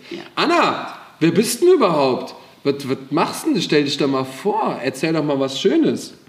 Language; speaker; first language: German; native; German